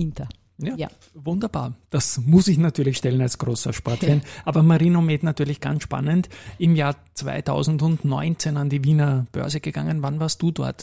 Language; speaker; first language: German; native; German